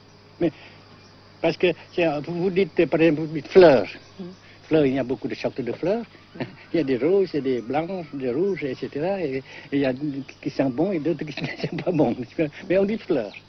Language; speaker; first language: French; non-native, fluent; Vietnamese